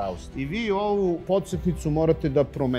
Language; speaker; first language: Serbian; native; Serbian